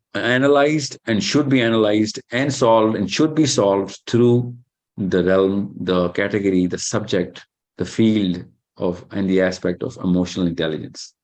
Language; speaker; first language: English; non-native, local second language; Urdu